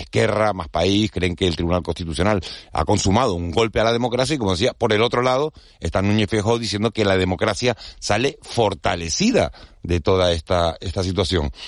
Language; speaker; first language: Spanish; native; Spanish